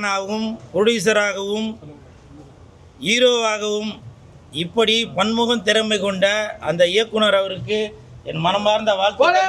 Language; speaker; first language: Tamil; native; Tamil